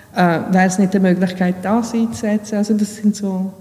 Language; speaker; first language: German; early bilingual, other home language; Bosnian